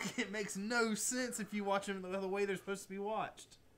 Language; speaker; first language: English; native; English